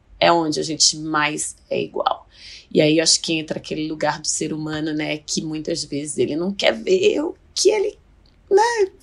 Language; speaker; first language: Portuguese; native; Portuguese